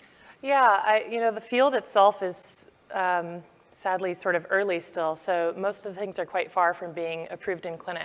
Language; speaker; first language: English; native; English